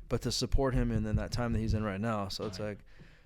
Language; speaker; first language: English; native; English